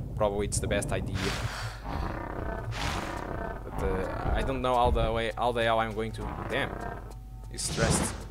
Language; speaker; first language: English; non-native, fluent; Portuguese